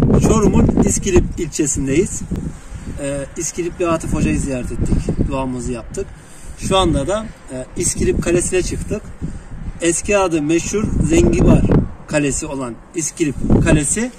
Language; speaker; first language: Turkish; native; Turkish